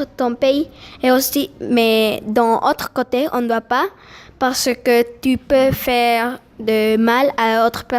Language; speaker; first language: French; non-native, learner; Spanish